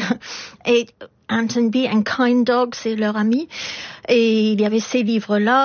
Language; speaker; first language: French; non-native, fluent; English